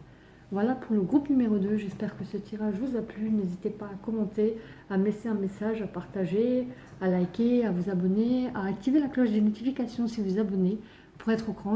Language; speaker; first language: French; native; French